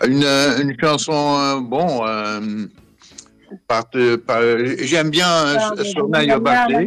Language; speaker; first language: French; non-native, learner; Dutch